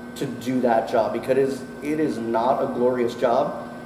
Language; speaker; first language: English; native; English